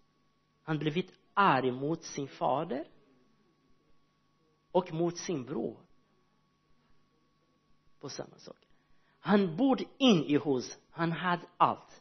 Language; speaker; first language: Swedish; non-native, learner; Portuguese